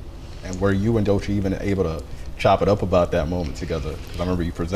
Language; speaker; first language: English; native; English